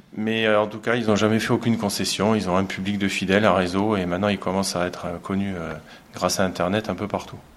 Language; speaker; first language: French; native; French